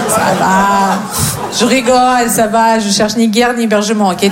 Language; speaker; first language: French; non-native, fluent; Russian